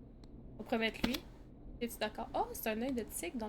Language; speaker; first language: French; native; French